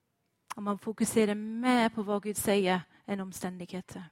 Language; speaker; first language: Swedish; non-native, fluent; English